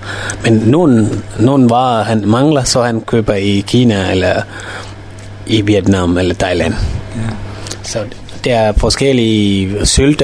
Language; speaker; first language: Danish; non-native, learner; Tamil